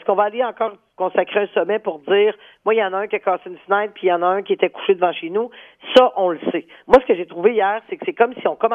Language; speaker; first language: French; native; French